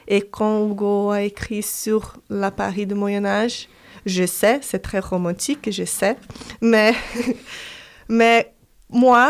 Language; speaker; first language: French; non-native, fluent; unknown